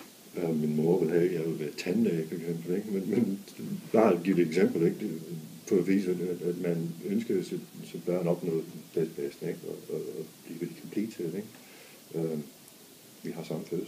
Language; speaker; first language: Danish; non-native, fluent; English